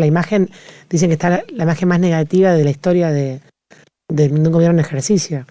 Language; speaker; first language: Spanish; native; Spanish